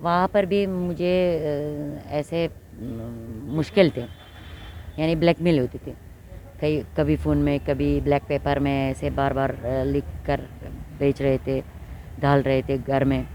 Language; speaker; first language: Hindi; non-native, fluent; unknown